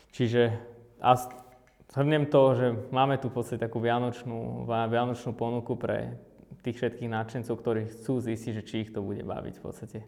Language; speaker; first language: Slovak; early bilingual, other home language; Armenian